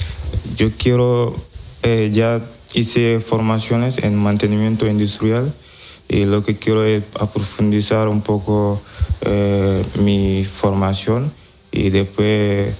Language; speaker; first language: Spanish; non-native, learner; Wolof